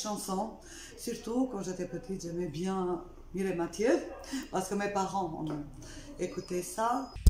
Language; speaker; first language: French; non-native, fluent; Albanian